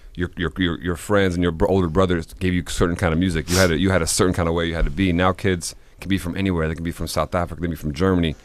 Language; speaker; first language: English; native; English